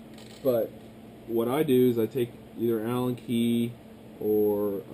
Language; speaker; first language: English; native; English